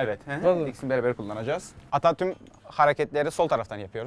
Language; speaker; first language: Turkish; native; Turkish